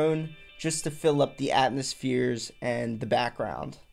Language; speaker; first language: English; native; English